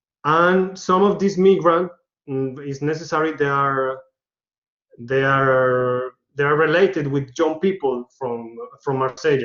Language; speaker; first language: English; non-native, learner; Spanish